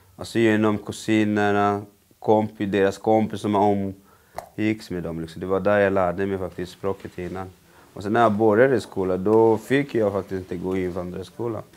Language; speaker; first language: Swedish; non-native, fluent; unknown